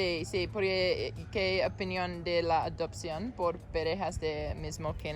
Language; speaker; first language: Spanish; non-native, learner; English